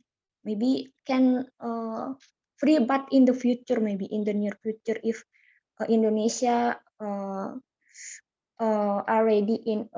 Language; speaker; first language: English; non-native, learner; Indonesian